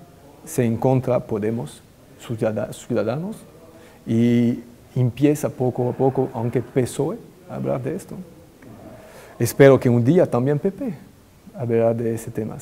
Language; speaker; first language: Spanish; non-native, fluent; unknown